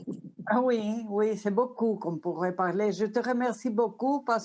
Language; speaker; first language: French; non-native, fluent; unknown